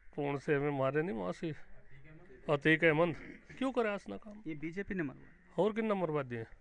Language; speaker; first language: Hindi; native; Hindi